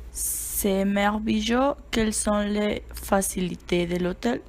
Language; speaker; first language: French; non-native, learner; Spanish